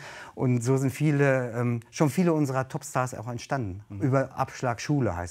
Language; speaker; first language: German; native; German